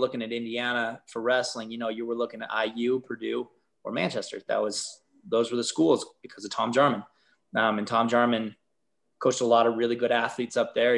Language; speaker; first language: English; native; English